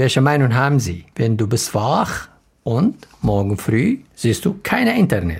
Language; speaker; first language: German; non-native, learner; Arabic